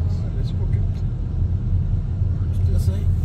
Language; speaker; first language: Swedish; native; Swedish